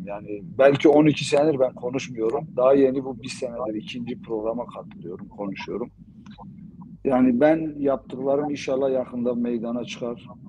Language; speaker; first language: Turkish; non-native, local second language; Zaza